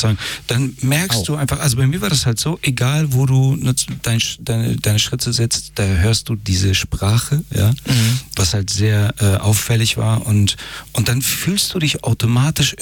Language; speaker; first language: German; early bilingual, other home language; Persian